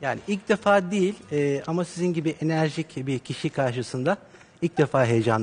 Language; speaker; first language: Turkish; native; Turkish